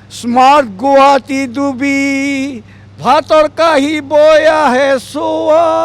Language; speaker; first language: Assamese; native; Assamese